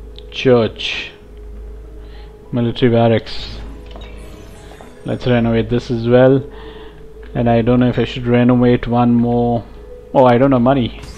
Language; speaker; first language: English; non-native, local second language; Hindi